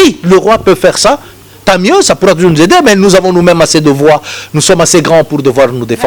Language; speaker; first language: French; non-native, local second language; Lingala